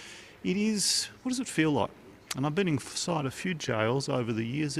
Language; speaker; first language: English; native; English